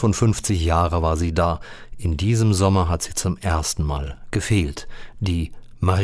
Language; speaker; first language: German; native; German